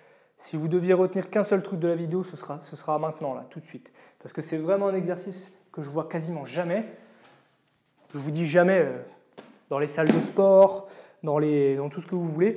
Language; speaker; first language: French; native; French